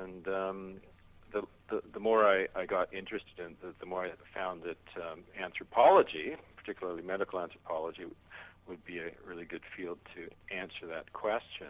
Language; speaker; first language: English; native; English